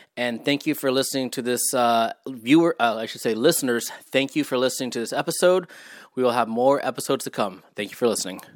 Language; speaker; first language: English; native; English